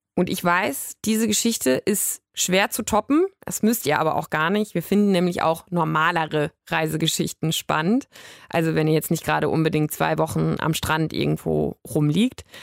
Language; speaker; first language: German; native; German